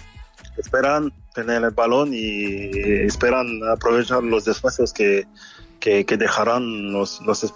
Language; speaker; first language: Spanish; non-native, fluent; French